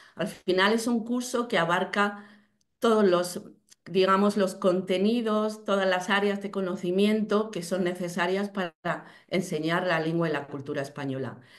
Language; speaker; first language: Spanish; native; Spanish